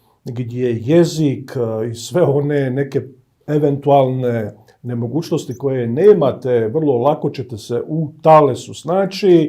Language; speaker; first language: Bosnian; native; Bosnian